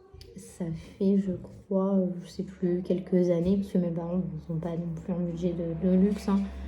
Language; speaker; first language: French; native; French